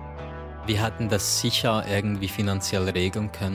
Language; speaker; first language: German; native; German